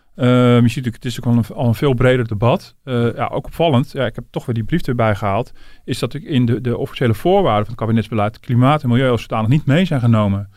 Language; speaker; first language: Dutch; native; Dutch